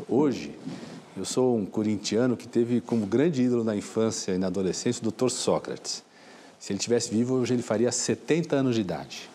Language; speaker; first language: Portuguese; native; Portuguese